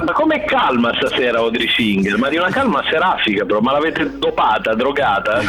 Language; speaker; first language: Italian; native; Italian